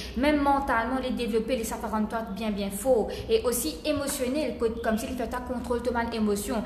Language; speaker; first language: French; non-native, local second language; Morisyen